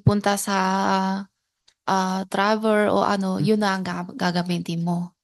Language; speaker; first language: Filipino; non-native, learner; Chinese